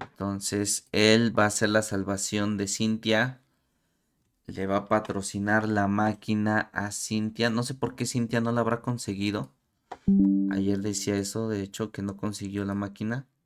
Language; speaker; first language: Spanish; native; Spanish